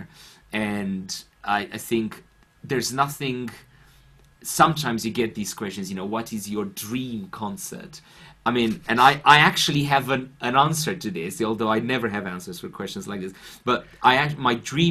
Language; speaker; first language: English; non-native, fluent; Romanian